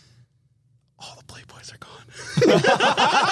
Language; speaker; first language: English; native; English